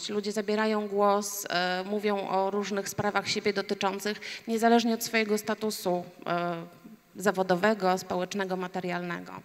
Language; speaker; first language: Polish; native; Polish